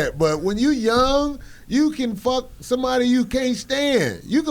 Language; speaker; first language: English; native; English